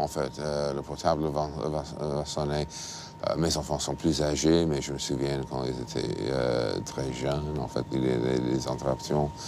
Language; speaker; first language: French; non-native, fluent; English